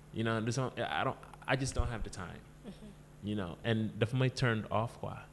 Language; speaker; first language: English; non-native, fluent; Wolof